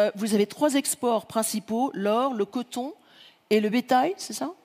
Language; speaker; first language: French; native; French